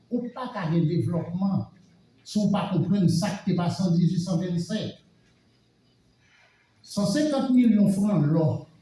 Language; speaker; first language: French; non-native, local second language; Haitian Creole